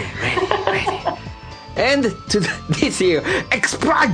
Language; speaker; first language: English; non-native, learner; Japanese